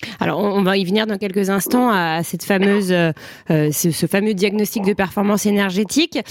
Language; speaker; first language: French; native; French